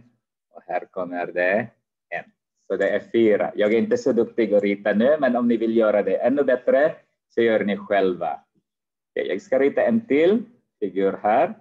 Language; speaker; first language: Swedish; non-native, fluent; Arabic